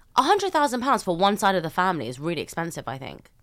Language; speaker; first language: English; early bilingual, other home language; Hindi